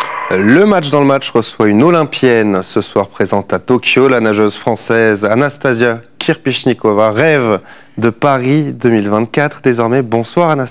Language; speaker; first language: French; native; French